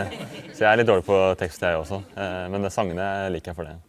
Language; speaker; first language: Norwegian; native; Norwegian